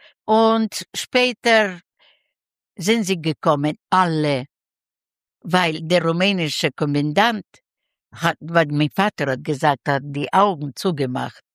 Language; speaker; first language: German; non-native, learner; Russian